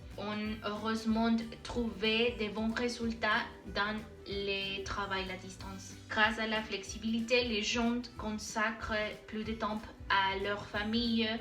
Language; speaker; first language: French; non-native, learner; Spanish